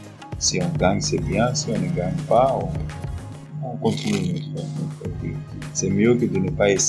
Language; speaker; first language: French; non-native, fluent; Portuguese